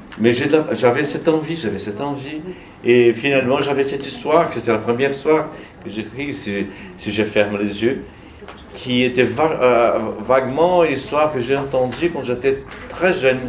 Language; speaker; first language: French; non-native, learner; Portuguese